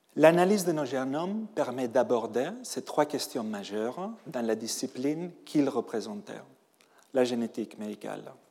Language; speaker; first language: French; non-native, fluent; Spanish